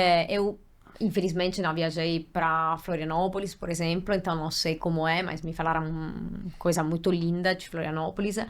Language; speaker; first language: Portuguese; non-native, fluent; Italian